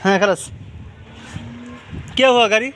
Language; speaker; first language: Hindi; non-native, learner; Bangla